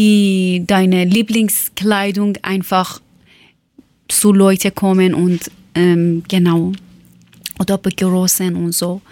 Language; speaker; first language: German; non-native, learner; Persian